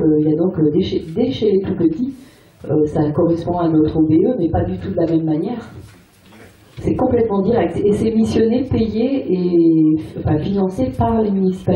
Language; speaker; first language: French; native; French